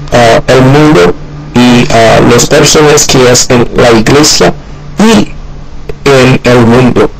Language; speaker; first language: Spanish; non-native, learner; Haitian Creole